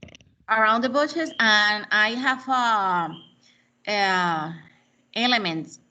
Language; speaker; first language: English; non-native, learner; Spanish